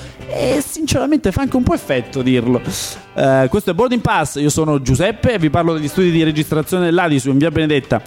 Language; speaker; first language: Italian; native; Italian